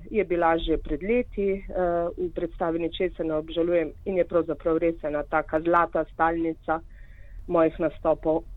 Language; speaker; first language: Slovenian; native; Slovenian